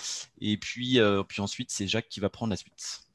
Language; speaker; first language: French; native; French